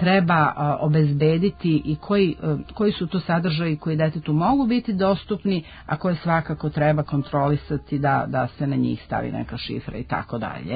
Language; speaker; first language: Serbian; native; Serbian